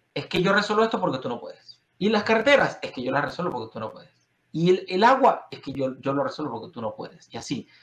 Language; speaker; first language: Spanish; native; Spanish